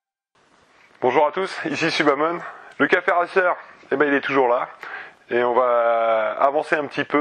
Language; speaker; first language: French; native; French